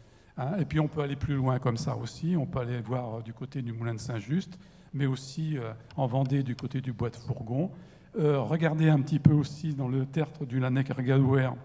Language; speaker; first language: French; native; French